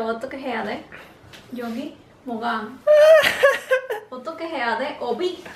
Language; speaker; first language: Korean; non-native, learner; Spanish